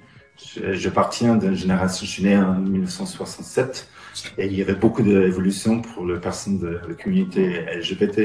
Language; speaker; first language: French; non-native, fluent; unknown